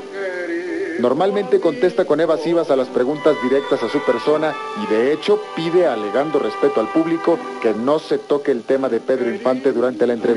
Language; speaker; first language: Spanish; native; Spanish